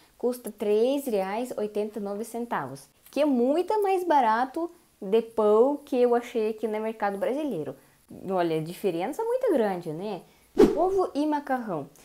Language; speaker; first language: Portuguese; non-native, learner; Russian